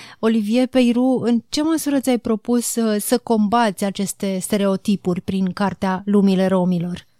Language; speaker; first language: Romanian; native; Romanian